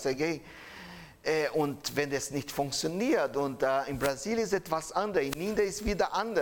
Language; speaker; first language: German; non-native, fluent; Portuguese